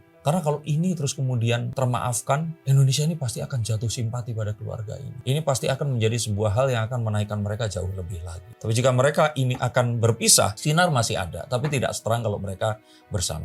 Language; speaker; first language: Indonesian; native; Indonesian